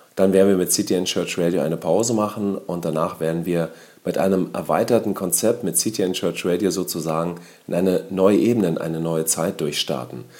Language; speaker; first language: German; native; German